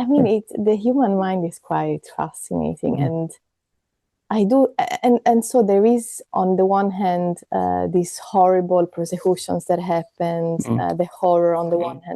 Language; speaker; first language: English; non-native, fluent; Italian